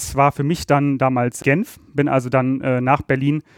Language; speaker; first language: German; native; German